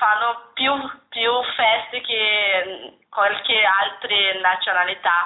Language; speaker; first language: Italian; non-native, learner; Portuguese